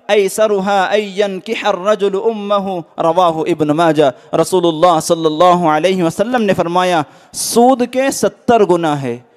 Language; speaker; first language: Urdu; native; Urdu